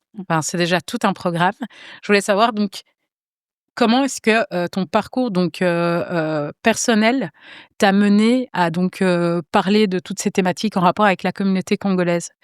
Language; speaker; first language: French; native; French